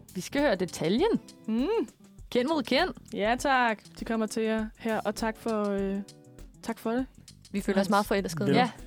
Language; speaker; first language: Danish; native; Danish